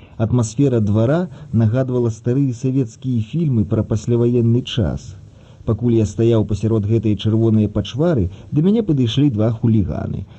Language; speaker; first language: Belarusian; early bilingual, other home language; Russian